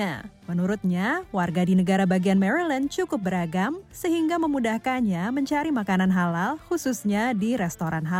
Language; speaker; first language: Indonesian; native; Indonesian